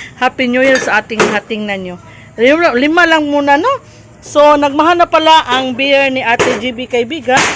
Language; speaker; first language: Filipino; non-native, local second language; Cebuano